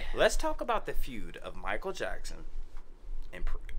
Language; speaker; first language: English; native; English